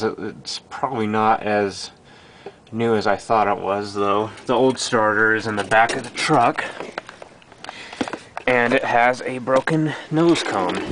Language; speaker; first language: English; native; English